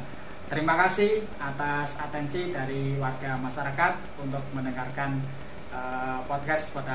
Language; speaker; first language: Indonesian; native; Indonesian